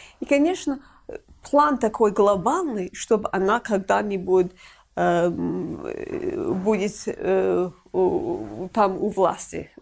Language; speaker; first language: Russian; non-native, fluent; English